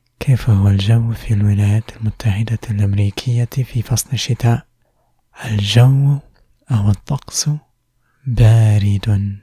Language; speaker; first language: Arabic; non-native, fluent; English